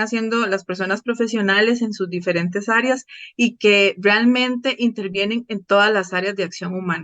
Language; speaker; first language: Spanish; native; Spanish